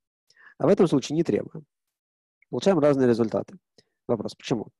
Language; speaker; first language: Russian; native; Russian